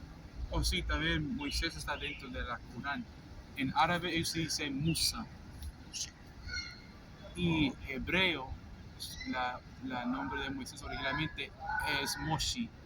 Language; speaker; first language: Spanish; non-native, fluent; English